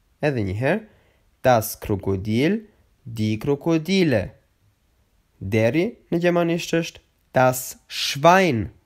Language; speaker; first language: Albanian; native; Albanian